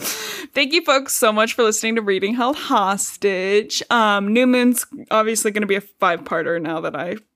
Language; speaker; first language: English; native; English